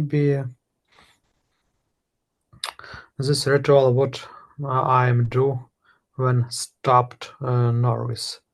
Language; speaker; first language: English; non-native, learner; Russian